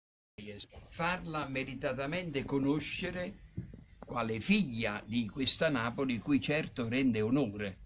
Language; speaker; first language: Italian; native; Italian